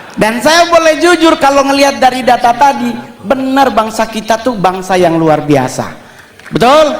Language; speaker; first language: Indonesian; native; Indonesian